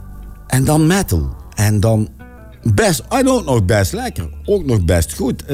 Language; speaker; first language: Dutch; native; Dutch